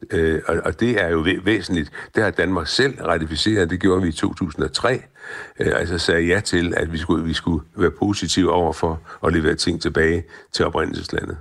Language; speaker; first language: Danish; native; Danish